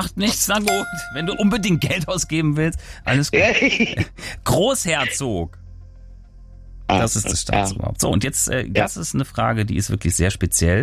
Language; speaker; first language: German; native; German